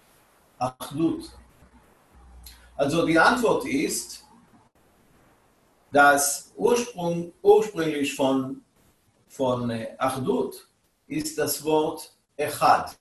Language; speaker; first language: German; non-native, fluent; Hebrew